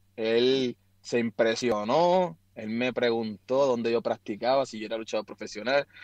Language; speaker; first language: Spanish; native; Spanish